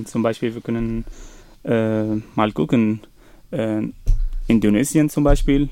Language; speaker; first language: German; non-native, fluent; Arabic